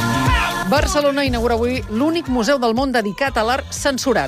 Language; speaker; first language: Catalan; native; Catalan